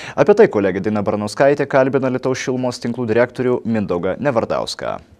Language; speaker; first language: Lithuanian; native; Lithuanian